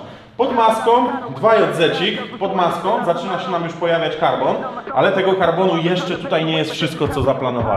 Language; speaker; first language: Polish; native; Polish